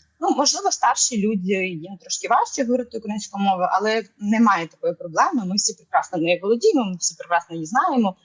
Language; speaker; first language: Ukrainian; non-native, local second language; Russian